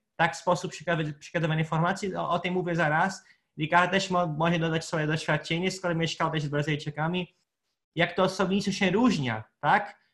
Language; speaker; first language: Polish; non-native, fluent; Portuguese